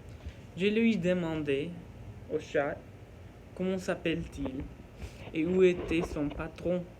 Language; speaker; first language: French; non-native, learner; Norwegian